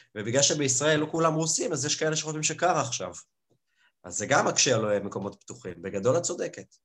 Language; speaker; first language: Hebrew; early bilingual, other home language; Russian